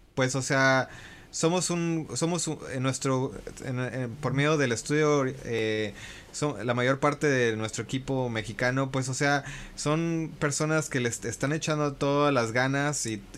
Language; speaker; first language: Spanish; early bilingual, heritage; Spanish